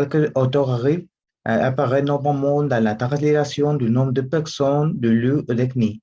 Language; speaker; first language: French; non-native, learner; Spanish